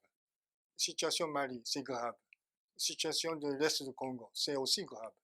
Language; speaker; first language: French; non-native, fluent; Japanese